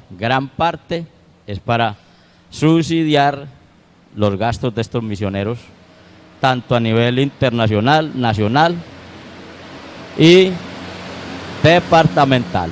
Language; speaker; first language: Spanish; native; Spanish